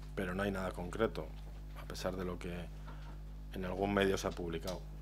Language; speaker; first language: Spanish; native; Spanish